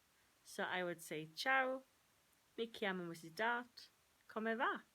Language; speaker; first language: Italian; non-native, learner; English